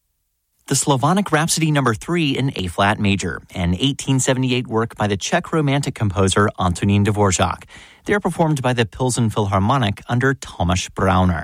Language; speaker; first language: English; native; English